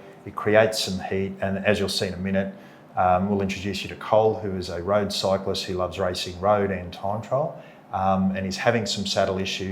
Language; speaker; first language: English; native; English